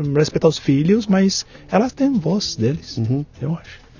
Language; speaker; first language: Portuguese; non-native, fluent; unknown